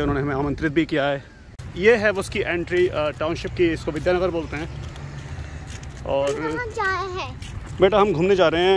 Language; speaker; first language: Hindi; native; Hindi